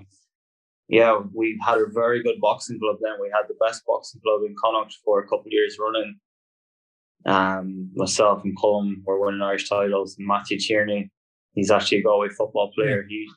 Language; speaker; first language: English; native; English